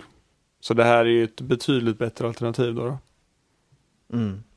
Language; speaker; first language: Swedish; native; Swedish